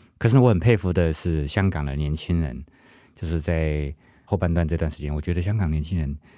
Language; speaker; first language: Chinese; non-native, local second language; Hakka Chinese